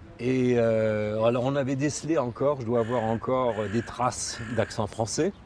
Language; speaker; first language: French; non-native, local second language; Spanish